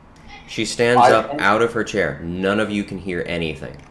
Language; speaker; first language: English; native; English